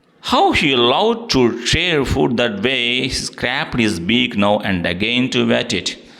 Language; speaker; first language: English; non-native, local second language; Telugu